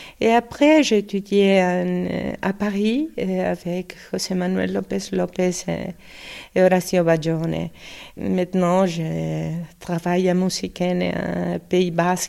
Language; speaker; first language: French; non-native, learner; Spanish